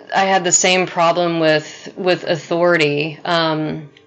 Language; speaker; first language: English; native; English